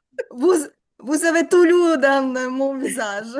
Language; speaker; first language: French; non-native, learner; Ukrainian